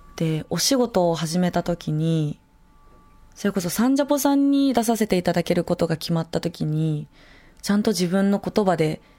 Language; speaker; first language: Japanese; native; Japanese